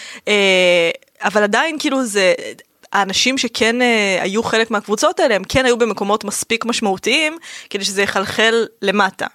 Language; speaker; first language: Hebrew; native; Hebrew